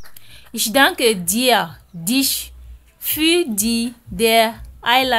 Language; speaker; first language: German; non-native, fluent; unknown